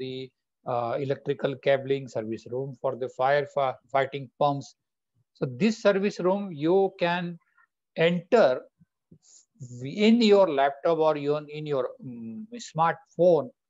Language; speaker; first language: English; non-native, local second language; Bangla